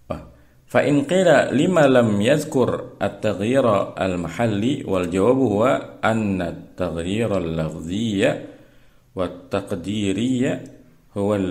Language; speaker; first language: Arabic; non-native, fluent; Indonesian